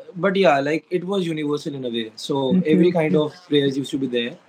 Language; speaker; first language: English; non-native, local second language; Hindi